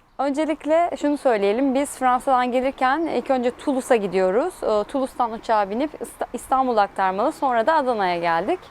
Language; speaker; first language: Turkish; native; Turkish